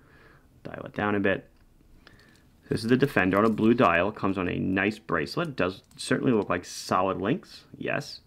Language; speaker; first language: English; native; English